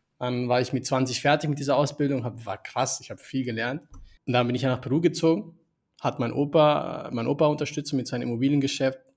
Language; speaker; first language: German; early bilingual, other home language; Spanish